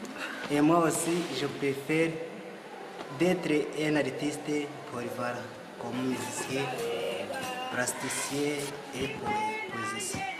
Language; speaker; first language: French; non-native, local second language; Kinyarwanda